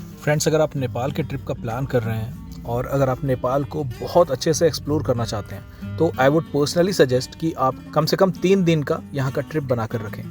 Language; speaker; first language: Hindi; native; Hindi